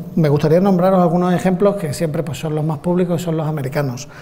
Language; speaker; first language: Spanish; native; Spanish